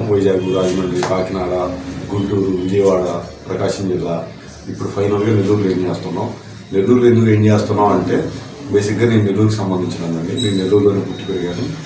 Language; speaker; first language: Telugu; native; Telugu